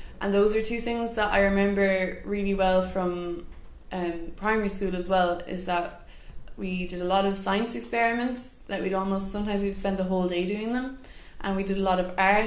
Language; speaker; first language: English; native; English